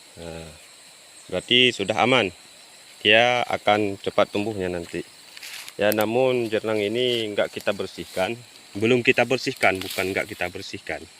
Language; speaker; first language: Indonesian; non-native, local second language; Achinese